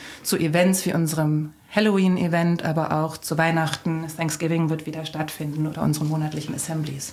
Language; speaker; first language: German; native; German